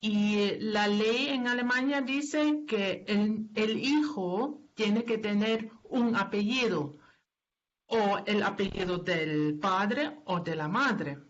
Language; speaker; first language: Spanish; non-native, fluent; German